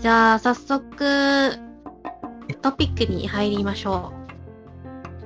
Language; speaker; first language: Japanese; non-native, learner; Malay